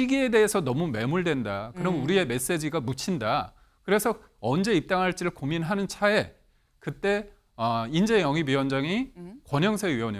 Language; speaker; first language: Korean; native; Korean